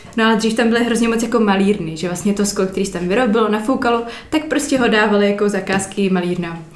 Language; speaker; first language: Czech; native; Czech